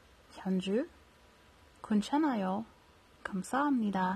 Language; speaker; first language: Korean; non-native, learner; English